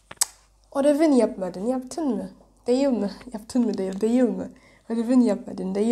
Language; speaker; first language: Turkish; non-native, learner; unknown